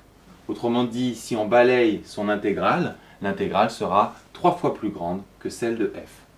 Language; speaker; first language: French; native; French